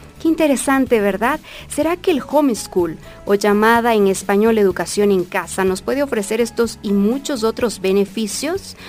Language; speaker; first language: Spanish; native; Spanish